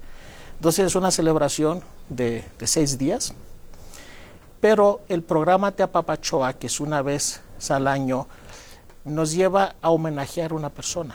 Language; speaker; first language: Spanish; non-native, fluent; Greek